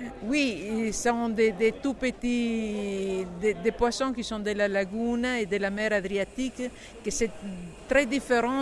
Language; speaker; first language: French; non-native, fluent; Italian